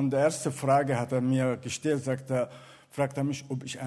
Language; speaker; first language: German; non-native, fluent; Arabic